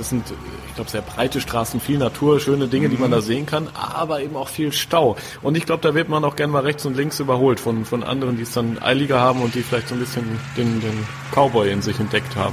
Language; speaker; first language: German; native; German